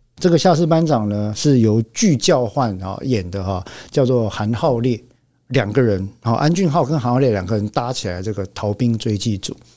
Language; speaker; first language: Chinese; native; Chinese